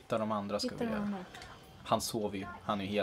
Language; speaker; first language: Swedish; native; Swedish